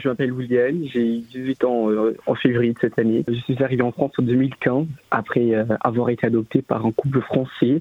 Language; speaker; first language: French; native; French